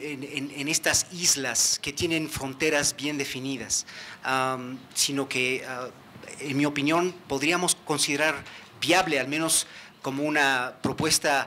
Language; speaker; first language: Spanish; native; Spanish